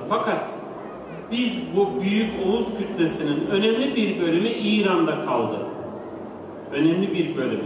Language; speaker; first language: Turkish; native; Turkish